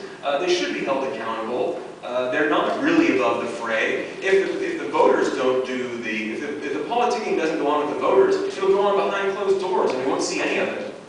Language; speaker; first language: English; native; English